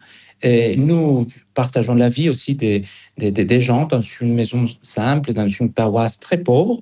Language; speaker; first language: French; non-native, fluent; Spanish